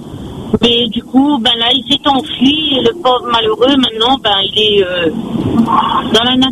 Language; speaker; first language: French; native; French